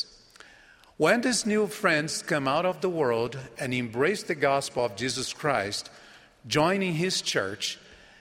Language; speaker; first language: English; non-native, fluent; Portuguese